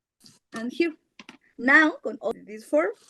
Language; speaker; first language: English; non-native, learner; Spanish